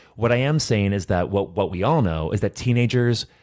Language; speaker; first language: English; native; English